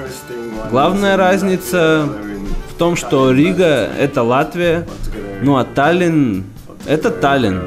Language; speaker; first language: Russian; non-native, local second language; Estonian